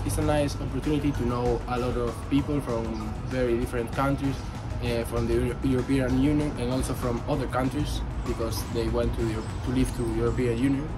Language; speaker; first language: English; non-native, fluent; Spanish